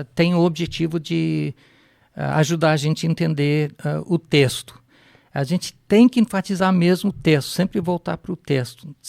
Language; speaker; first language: Portuguese; non-native, fluent; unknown